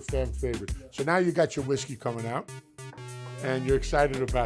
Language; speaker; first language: English; native; English